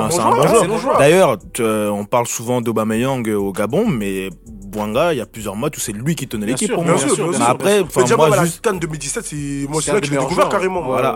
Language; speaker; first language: French; native; French